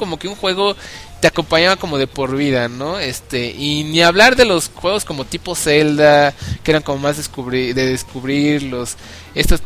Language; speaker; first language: Spanish; native; Spanish